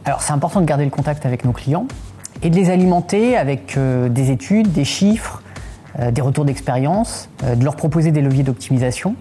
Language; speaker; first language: French; native; French